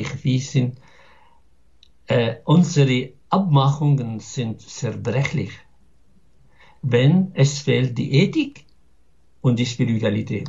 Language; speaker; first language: German; non-native, fluent; Arabic